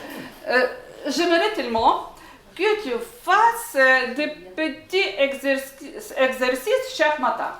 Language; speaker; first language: French; non-native, learner; Ukrainian